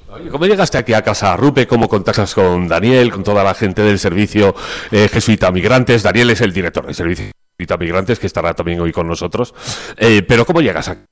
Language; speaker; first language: Spanish; native; Spanish